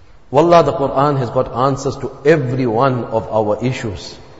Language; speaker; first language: English; native; English